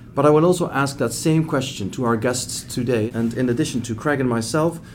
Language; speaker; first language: English; non-native, fluent; Dutch